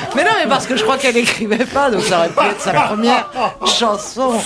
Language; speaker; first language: French; native; French